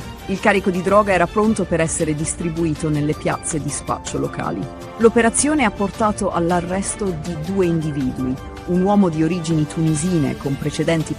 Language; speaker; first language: Italian; native; Italian